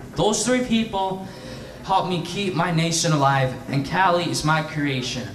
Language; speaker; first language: English; native; English